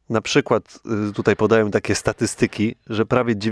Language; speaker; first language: Polish; native; Polish